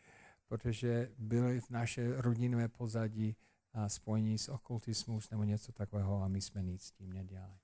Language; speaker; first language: Czech; non-native, fluent; English